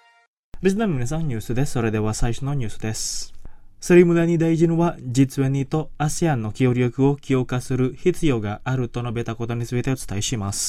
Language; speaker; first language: Japanese; non-native, fluent; Indonesian